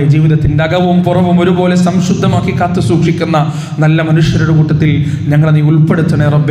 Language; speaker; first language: Malayalam; native; Malayalam